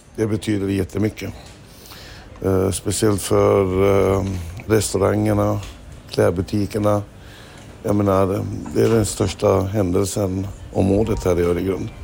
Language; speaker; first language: Swedish; non-native, fluent; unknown